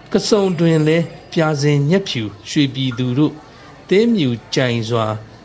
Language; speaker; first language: Burmese; native; Burmese